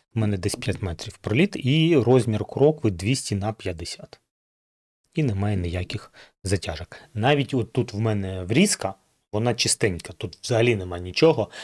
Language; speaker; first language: Ukrainian; non-native, local second language; Russian